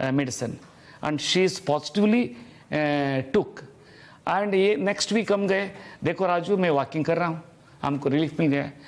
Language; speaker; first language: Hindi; non-native, local second language; Telugu